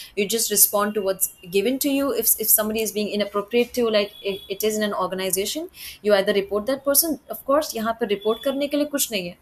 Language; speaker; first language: English; non-native, local second language; Hindi